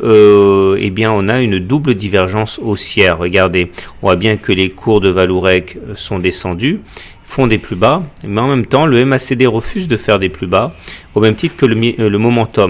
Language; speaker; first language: French; native; French